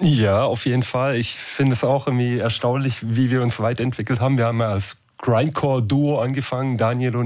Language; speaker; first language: German; native; German